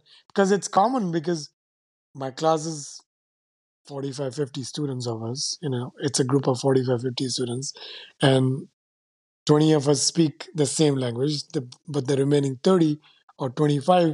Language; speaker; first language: English; non-native, local second language; Sindhi